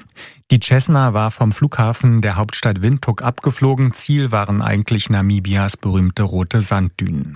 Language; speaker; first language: German; native; German